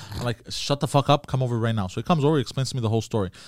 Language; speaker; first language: English; native; English